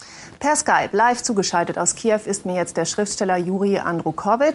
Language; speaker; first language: German; native; German